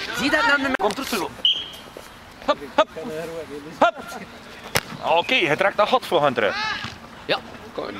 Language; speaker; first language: Dutch; native; Dutch